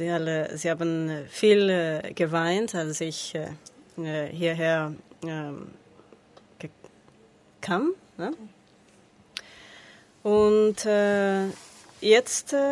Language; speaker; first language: German; non-native, learner; Spanish